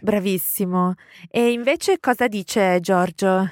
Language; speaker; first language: Italian; native; Italian